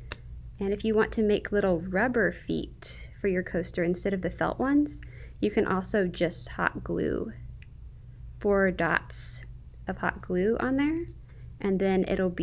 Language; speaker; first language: English; native; English